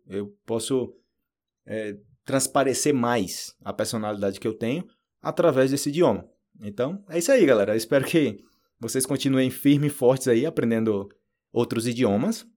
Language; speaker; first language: Portuguese; native; Portuguese